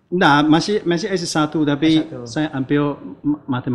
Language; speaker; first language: Indonesian; non-native, learner; Chinese